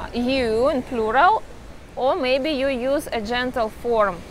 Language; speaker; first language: English; non-native, fluent; Russian